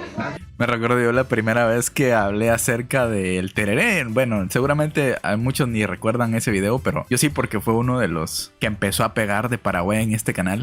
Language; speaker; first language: Spanish; native; Spanish